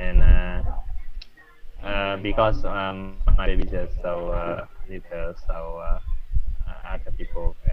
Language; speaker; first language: English; non-native, learner; Vietnamese